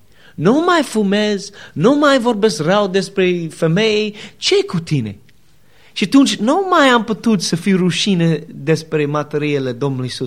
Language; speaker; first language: Romanian; non-native, learner; English